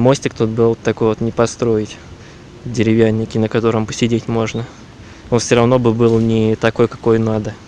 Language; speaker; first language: Russian; native; Russian